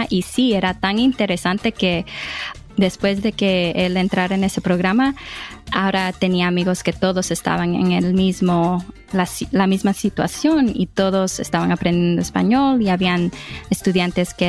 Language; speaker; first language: Spanish; early bilingual, heritage; English